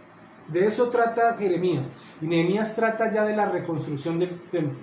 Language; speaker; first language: Spanish; native; Spanish